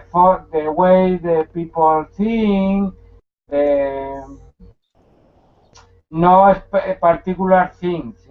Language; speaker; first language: English; non-native, learner; Spanish